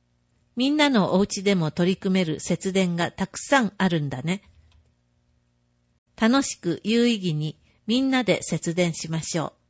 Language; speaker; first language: Japanese; native; Japanese